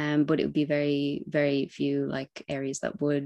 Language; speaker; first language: English; native; English